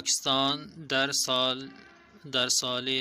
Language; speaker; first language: Persian; non-native, fluent; Urdu